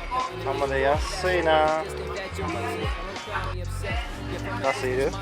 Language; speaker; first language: Japanese; non-native, fluent; English